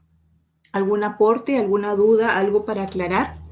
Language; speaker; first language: Spanish; native; Spanish